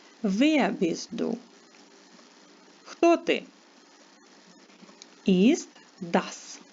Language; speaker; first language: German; non-native, fluent; Ukrainian